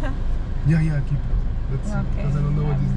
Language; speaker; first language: English; non-native, learner; Portuguese